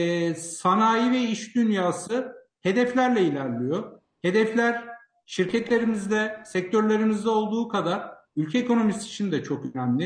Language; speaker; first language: Turkish; native; Turkish